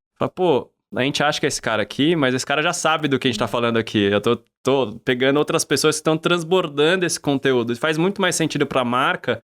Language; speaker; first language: Portuguese; native; Portuguese